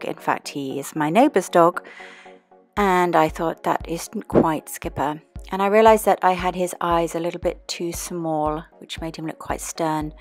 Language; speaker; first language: English; native; English